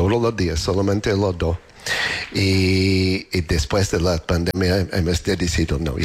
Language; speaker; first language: Spanish; non-native, learner; English